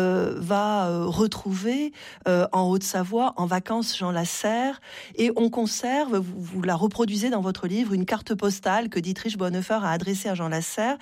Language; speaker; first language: French; native; French